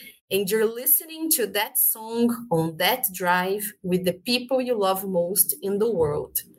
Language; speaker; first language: English; non-native, fluent; Portuguese